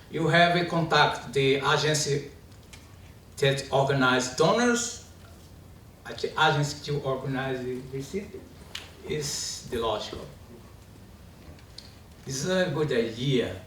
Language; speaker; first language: English; non-native, learner; Portuguese